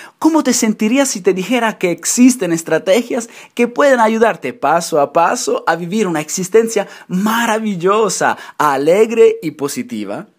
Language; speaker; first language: Spanish; non-native, fluent; Italian